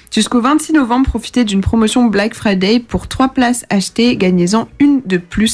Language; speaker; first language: French; native; French